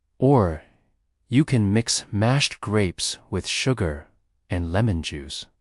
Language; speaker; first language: English; native; English